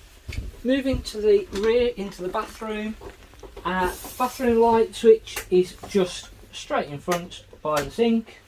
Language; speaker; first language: English; native; English